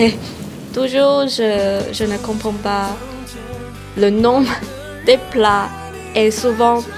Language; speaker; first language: French; non-native, learner; Chinese